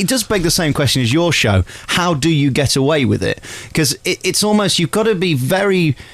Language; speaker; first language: English; native; English